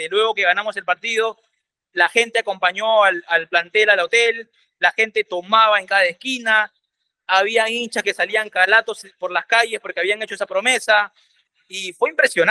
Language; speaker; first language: Spanish; native; Spanish